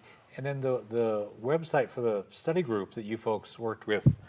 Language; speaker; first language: English; native; English